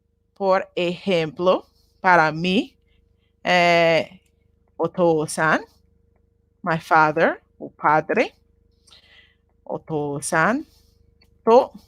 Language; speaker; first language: Spanish; non-native, learner; Japanese